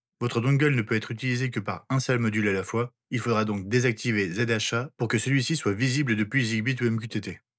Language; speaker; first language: French; native; French